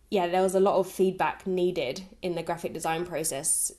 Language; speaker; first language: English; native; English